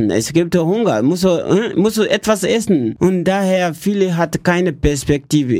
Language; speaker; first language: German; non-native, learner; French